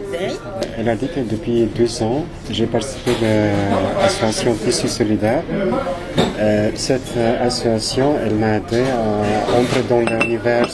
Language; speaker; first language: French; non-native, learner; Albanian